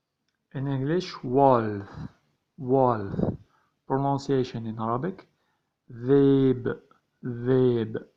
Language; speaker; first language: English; non-native, learner; Arabic